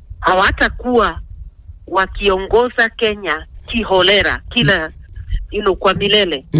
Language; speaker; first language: Swahili; non-native, local second language; Kikuyu